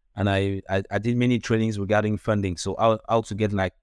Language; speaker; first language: English; non-native, local second language; French